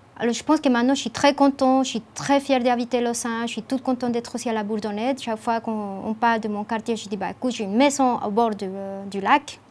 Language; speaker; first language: French; non-native, fluent; Spanish